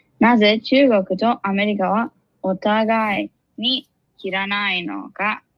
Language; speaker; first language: Japanese; non-native, learner; English